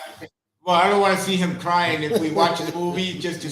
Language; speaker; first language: English; native; English